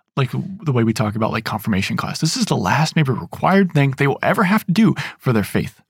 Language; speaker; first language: English; native; English